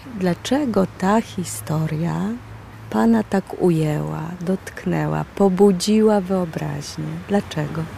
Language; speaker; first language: Polish; native; Polish